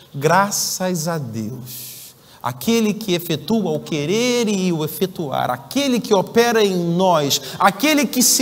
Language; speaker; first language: Portuguese; native; Portuguese